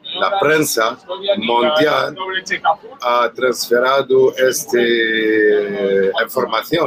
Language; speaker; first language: Spanish; non-native, learner; Arabic